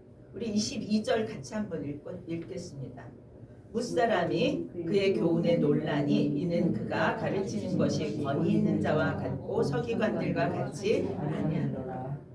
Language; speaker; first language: Korean; native; Korean